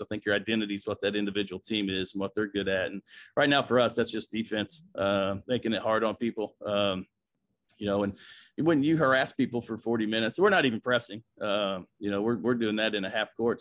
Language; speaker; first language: English; native; English